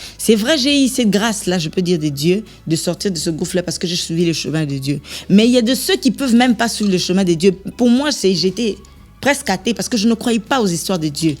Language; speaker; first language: French; non-native, local second language; Lingala